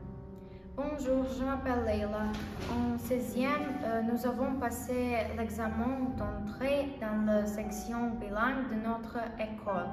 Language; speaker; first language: French; non-native, learner; Serbian